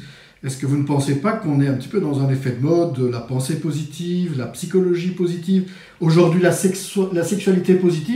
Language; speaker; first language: French; native; French